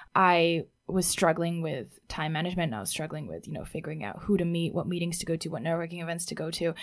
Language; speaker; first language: English; native; English